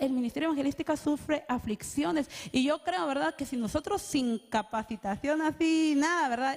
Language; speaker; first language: Spanish; native; Spanish